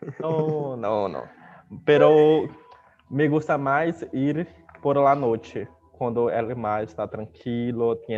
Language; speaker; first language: Spanish; non-native, learner; Portuguese